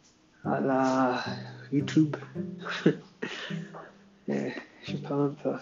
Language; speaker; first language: French; non-native, learner; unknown